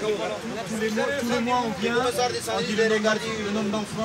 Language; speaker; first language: French; non-native, learner; Romanian